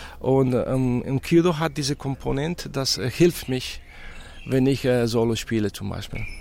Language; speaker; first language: German; non-native, fluent; Spanish